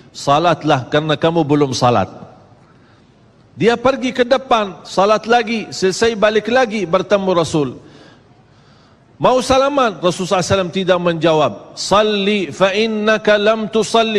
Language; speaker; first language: Malay; native; Malay